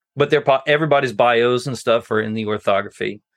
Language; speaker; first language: English; native; English